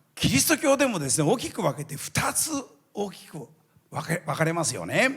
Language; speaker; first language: Japanese; native; Japanese